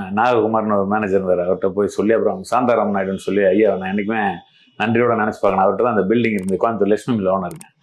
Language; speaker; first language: Tamil; non-native, local second language; Malayalam